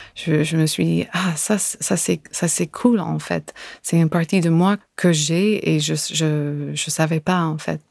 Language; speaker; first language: French; non-native, fluent; English